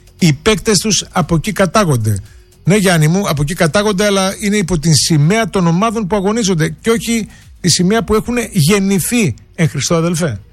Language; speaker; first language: Greek; early bilingual, other home language; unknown